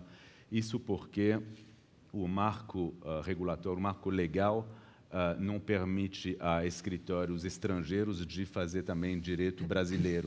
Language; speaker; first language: Portuguese; early bilingual, heritage; Portuguese